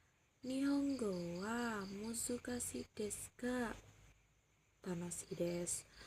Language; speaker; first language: Japanese; non-native, learner; Indonesian